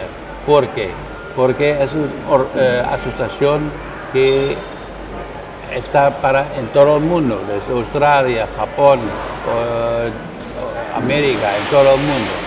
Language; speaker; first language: Spanish; non-native, learner; Dutch